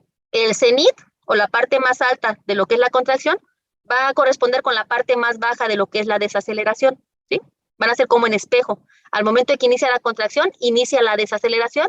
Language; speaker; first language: Spanish; native; Spanish